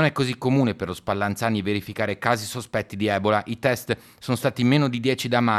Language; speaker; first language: Italian; native; Italian